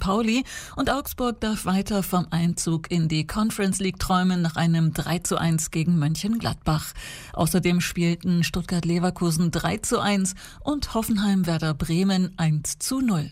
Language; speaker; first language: German; native; German